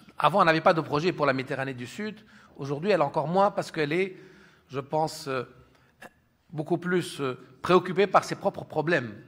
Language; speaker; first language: French; non-native, local second language; Arabic